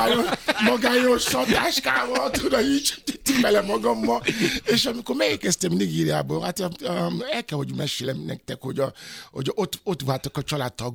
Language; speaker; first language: Hungarian; non-native, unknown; Yoruba